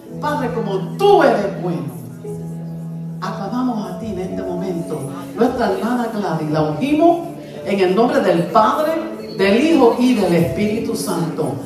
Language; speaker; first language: Spanish; native; Spanish